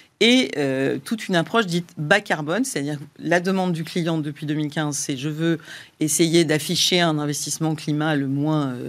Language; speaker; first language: French; native; French